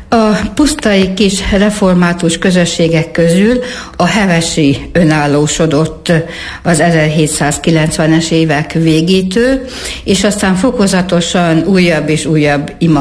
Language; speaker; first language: Hungarian; native; Hungarian